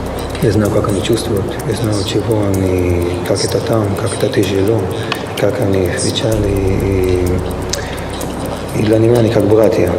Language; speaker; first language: Russian; early bilingual, heritage; Russian